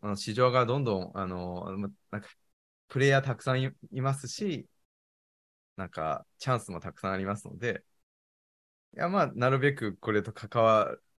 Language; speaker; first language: Japanese; non-native, fluent; Chinese